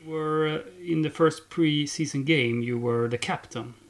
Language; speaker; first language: English; non-native, fluent; Swedish